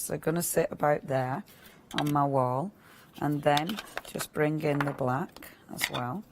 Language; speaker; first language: English; native; English